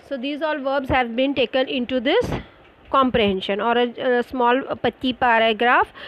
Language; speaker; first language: English; non-native, local second language; Marathi